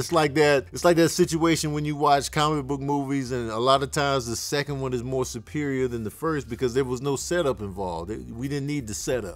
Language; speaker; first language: English; native; English